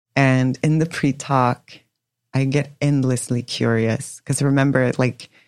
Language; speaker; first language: English; non-native, fluent; Swedish